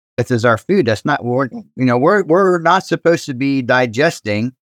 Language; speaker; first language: English; native; English